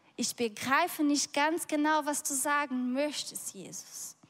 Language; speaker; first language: German; non-native, fluent; Portuguese